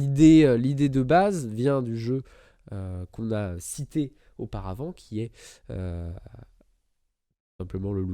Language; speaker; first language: French; native; French